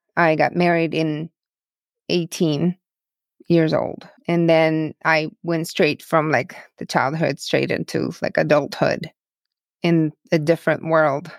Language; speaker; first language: English; non-native, fluent; Russian